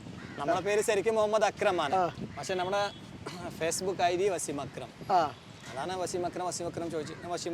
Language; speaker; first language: Malayalam; non-native, local second language; Hindi